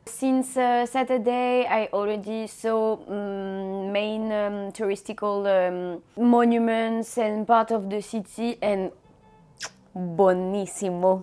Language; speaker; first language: English; non-native, fluent; French